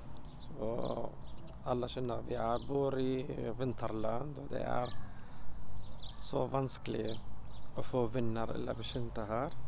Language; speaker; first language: Norwegian; non-native, learner; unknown